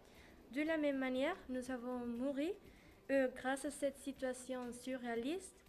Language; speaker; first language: French; non-native, learner; Spanish